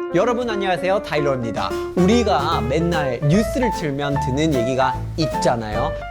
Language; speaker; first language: Korean; non-native, fluent; English